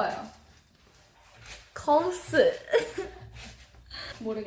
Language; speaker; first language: Korean; early bilingual, heritage; English